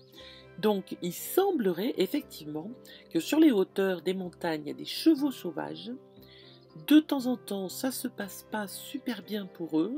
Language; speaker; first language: French; native; French